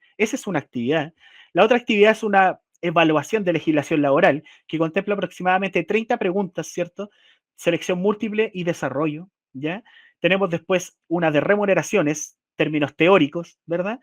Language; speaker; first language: Spanish; native; Spanish